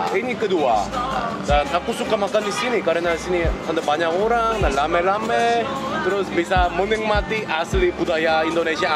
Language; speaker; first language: Indonesian; non-native, fluent; Korean